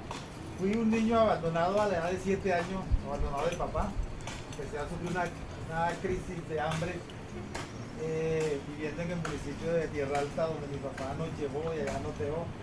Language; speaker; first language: Spanish; native; Spanish